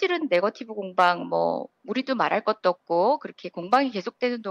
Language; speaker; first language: Korean; native; Korean